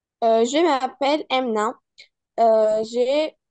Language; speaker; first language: French; non-native, learner; Arabic